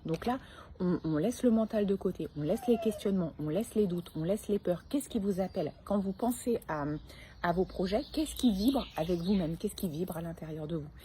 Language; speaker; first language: French; native; French